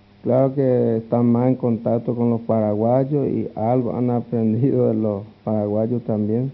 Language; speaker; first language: Spanish; non-native, local second language; Guarani